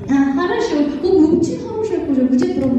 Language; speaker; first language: Russian; non-native, fluent; Korean